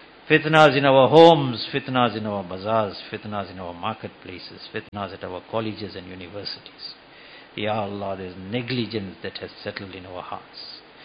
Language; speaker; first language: English; native; English